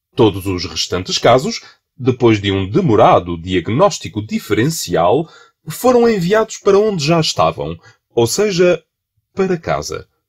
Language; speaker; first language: Portuguese; native; Portuguese